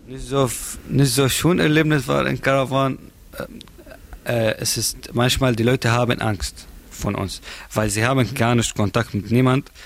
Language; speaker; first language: German; non-native, learner; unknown